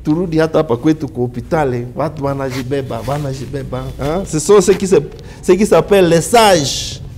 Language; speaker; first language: French; non-native, local second language; Swahili